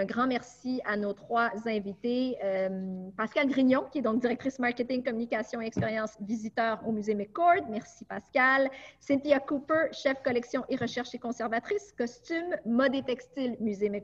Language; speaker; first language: French; native; French